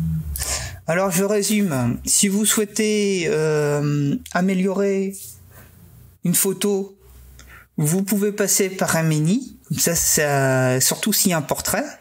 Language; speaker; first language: French; native; French